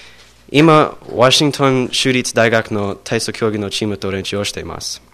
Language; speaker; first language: Japanese; non-native, learner; English